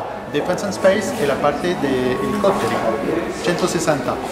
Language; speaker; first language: Italian; non-native, fluent; French